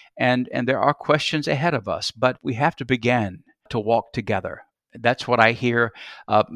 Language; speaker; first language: English; native; English